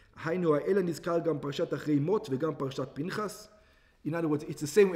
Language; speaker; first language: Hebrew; non-native, fluent; English